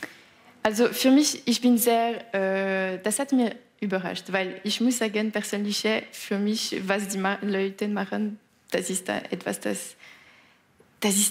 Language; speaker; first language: German; non-native, local second language; French